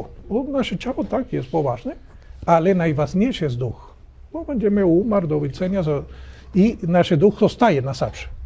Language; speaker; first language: Polish; non-native, learner; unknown